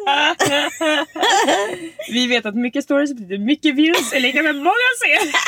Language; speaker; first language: Swedish; native; Swedish